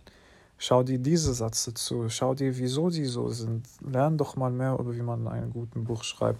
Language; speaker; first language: German; non-native, learner; English